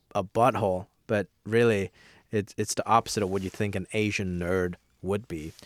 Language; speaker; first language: English; non-native, local second language; Cantonese